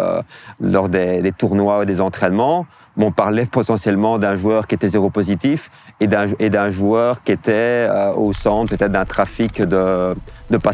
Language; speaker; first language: French; native; French